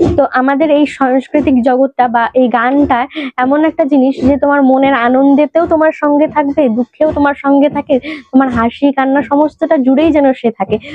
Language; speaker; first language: Bangla; native; Bangla